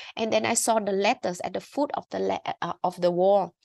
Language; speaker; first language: English; non-native, fluent; Vietnamese